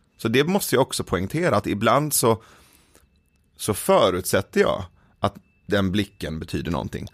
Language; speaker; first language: Swedish; early bilingual, other home language; Persian